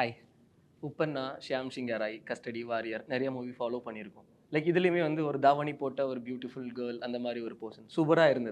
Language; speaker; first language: Tamil; native; Tamil